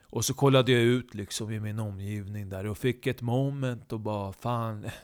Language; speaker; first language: Swedish; native; Swedish